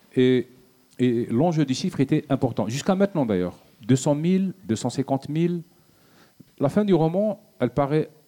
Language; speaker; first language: French; non-native, local second language; Arabic